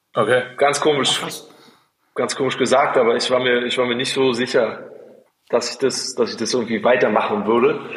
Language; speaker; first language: German; native; German